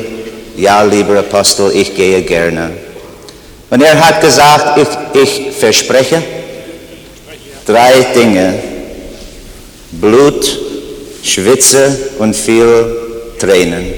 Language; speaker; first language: German; non-native, learner; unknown